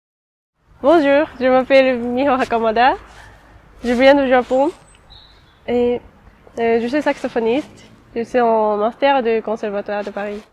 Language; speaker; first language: French; non-native, fluent; Japanese